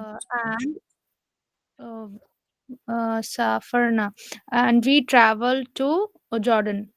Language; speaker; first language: English; non-native, learner; Urdu